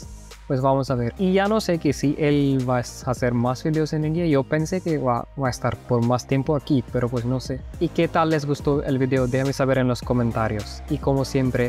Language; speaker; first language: Spanish; non-native, fluent; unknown